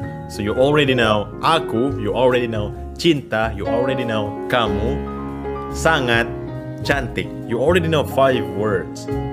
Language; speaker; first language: English; non-native, fluent; Indonesian